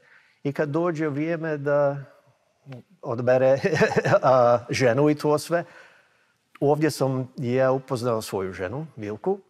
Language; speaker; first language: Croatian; early bilingual, heritage; English